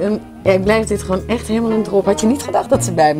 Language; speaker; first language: Dutch; native; Dutch